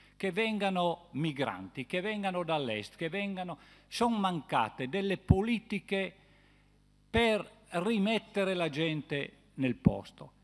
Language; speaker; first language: Italian; native; Italian